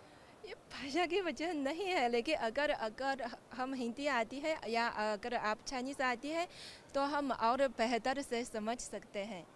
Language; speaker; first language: Hindi; non-native, fluent; Chinese